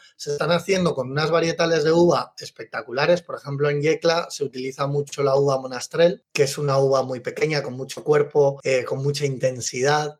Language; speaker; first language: Spanish; native; Spanish